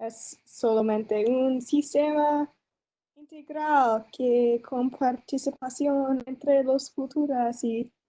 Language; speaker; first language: Spanish; non-native, learner; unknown